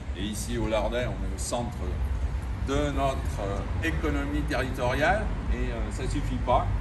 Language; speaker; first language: French; native; French